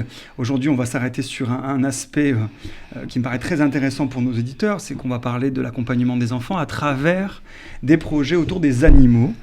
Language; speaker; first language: French; native; French